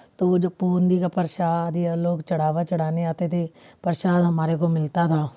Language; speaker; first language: Hindi; non-native, local second language; Punjabi